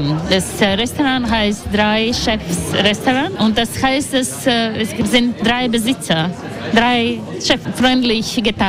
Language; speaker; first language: German; non-native, learner; Latvian